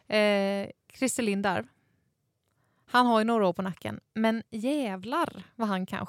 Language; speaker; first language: Swedish; native; Swedish